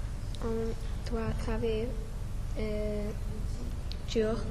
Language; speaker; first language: French; non-native, learner; English